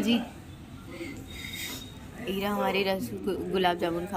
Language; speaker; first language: Hindi; native; Hindi